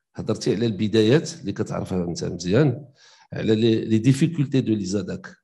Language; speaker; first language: Arabic; native; Arabic